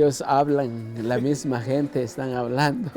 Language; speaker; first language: Spanish; non-native, local second language; Kʼicheʼ